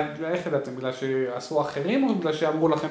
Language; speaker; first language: Hebrew; native; Hebrew